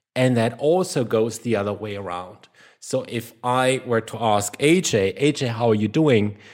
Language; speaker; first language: English; non-native, fluent; German